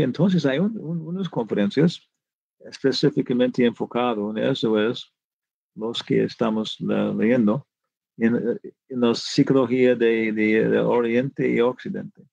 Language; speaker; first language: Spanish; non-native, fluent; English